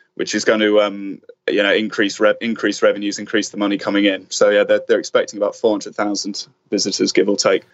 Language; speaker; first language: English; native; English